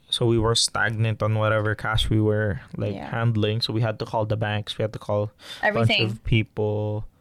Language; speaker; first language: English; non-native, local second language; Filipino